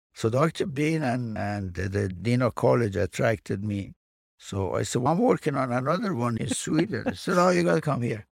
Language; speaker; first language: English; non-native, fluent; Persian